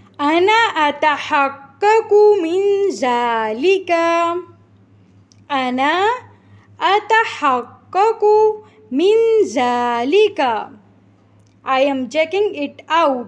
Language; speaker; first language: Arabic; non-native, fluent; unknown